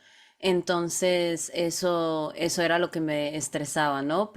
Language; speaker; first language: Spanish; non-native, fluent; Bulgarian